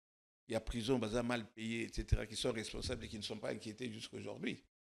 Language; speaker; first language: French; non-native, local second language; Lingala